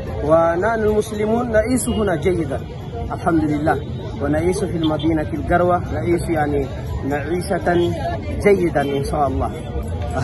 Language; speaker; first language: Arabic; non-native, fluent; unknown